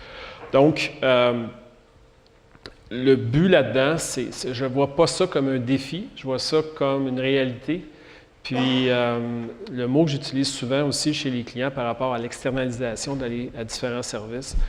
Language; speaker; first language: French; native; French